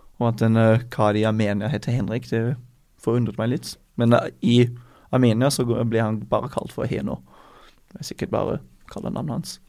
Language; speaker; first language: Norwegian; non-native, fluent; German